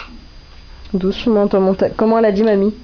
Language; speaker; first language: French; native; French